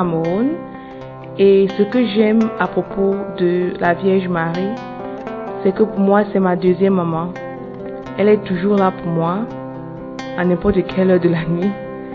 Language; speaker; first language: English; non-native, local second language; French